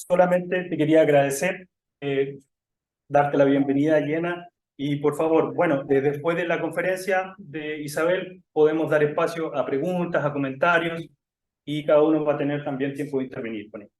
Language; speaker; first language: Spanish; native; Spanish